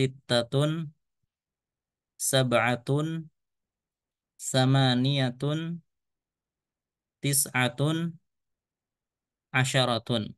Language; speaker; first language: Arabic; non-native, fluent; Indonesian